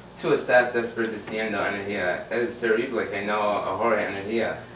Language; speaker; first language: Spanish; non-native, learner; English